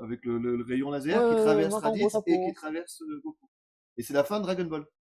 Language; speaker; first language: French; native; French